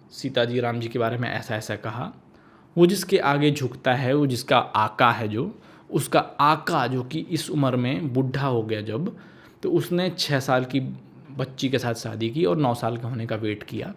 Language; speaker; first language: Hindi; native; Hindi